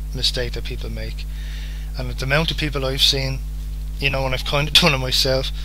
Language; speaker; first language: English; native; English